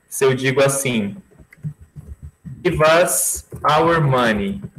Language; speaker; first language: English; non-native, fluent; Portuguese